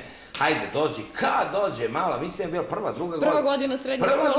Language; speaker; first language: Serbian; native; Serbian